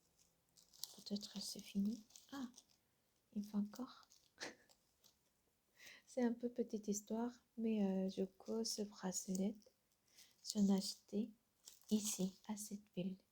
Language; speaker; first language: French; non-native, learner; Korean